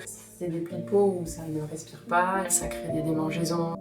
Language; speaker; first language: French; native; French